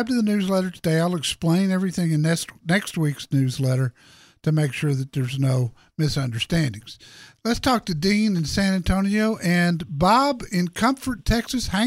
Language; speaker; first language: English; native; English